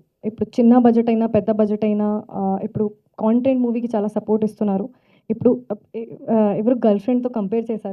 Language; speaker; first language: Telugu; non-native, fluent; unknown